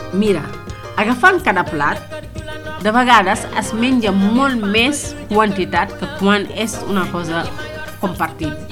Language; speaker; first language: Catalan; non-native, fluent; Wolof